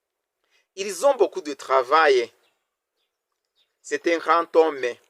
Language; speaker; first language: French; non-native, local second language; Kinyarwanda